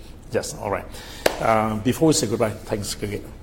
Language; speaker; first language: English; non-native, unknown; Vietnamese